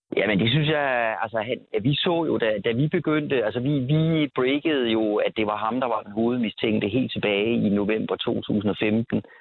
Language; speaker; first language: Danish; native; Danish